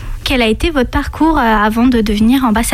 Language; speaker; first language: French; native; French